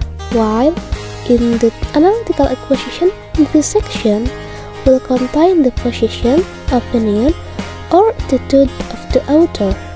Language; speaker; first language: English; non-native, learner; Indonesian